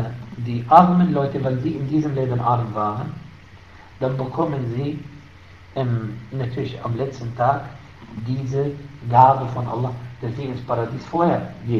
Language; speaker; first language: German; non-native, fluent; Arabic